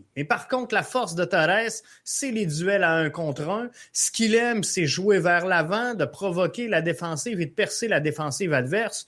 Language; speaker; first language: French; native; French